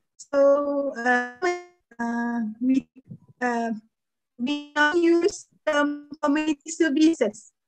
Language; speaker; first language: English; non-native, fluent; Malay